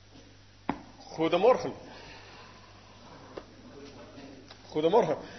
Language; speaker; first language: Dutch; non-native, fluent; English